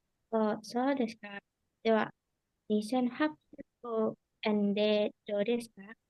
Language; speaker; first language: Japanese; non-native, learner; Indonesian